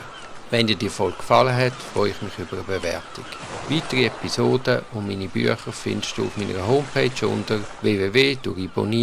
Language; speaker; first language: German; native; German